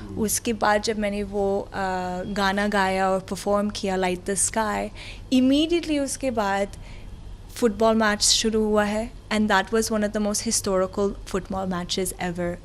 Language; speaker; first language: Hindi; non-native, fluent; Arabic